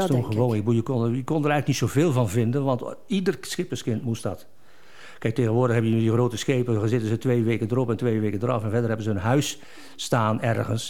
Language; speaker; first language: Dutch; native; Dutch